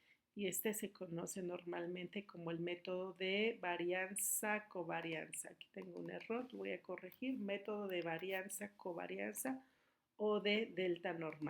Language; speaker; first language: Spanish; native; Spanish